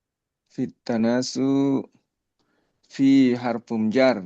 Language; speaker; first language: Arabic; non-native, learner; Indonesian